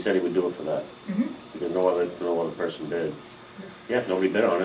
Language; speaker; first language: English; native; English